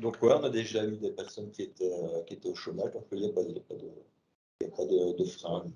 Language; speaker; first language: French; native; French